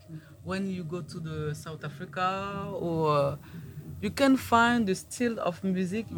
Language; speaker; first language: English; non-native, learner; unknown